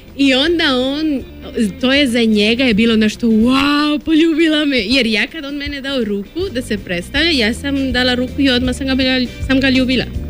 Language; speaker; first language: Serbian; non-native, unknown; Spanish